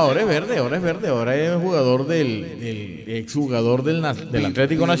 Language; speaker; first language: Spanish; native; Spanish